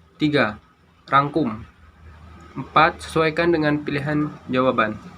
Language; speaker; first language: Indonesian; native; Indonesian